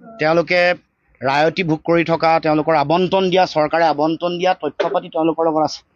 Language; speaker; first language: Assamese; native; Assamese